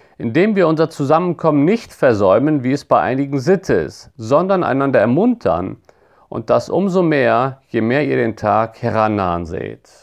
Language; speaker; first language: German; native; German